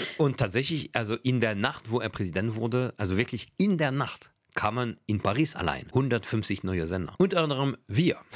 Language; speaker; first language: German; non-native, fluent; French